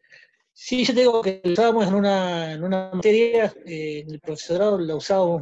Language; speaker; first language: Spanish; native; Spanish